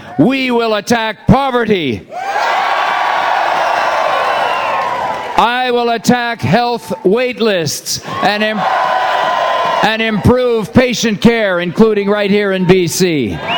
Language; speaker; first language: English; native; English